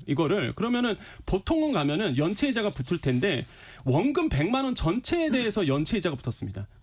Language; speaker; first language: Korean; native; Korean